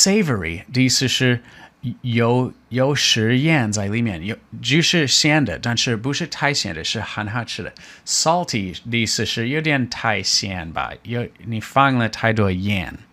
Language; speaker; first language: Chinese; non-native, fluent; English